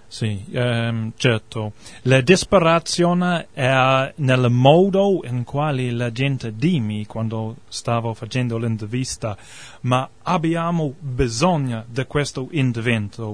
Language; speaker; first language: Italian; non-native, learner; English